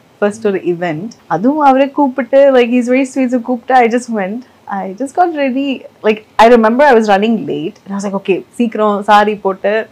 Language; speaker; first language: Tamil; non-native, learner; Malayalam